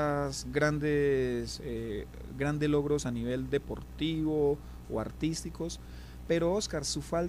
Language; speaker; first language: Spanish; native; Spanish